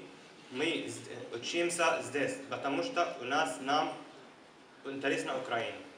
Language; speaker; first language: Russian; non-native, learner; Arabic